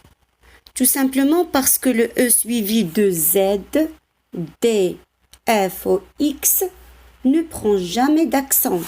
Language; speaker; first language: French; non-native, local second language; Arabic